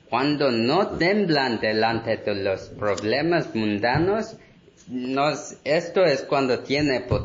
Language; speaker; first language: Spanish; non-native, learner; Korean